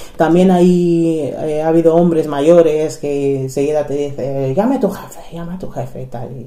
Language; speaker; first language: Spanish; non-native, fluent; English